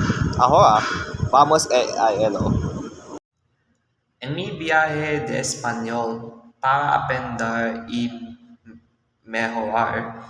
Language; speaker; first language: Spanish; non-native, learner; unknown